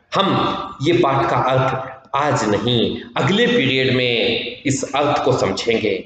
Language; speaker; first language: Hindi; non-native, local second language; Kannada